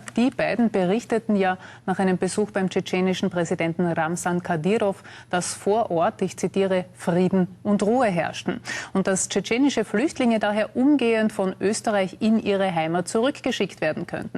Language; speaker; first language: German; native; German